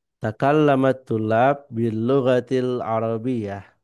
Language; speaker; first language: Indonesian; non-native, fluent; Banjar